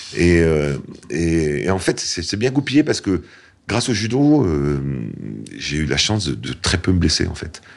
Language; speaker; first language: French; native; French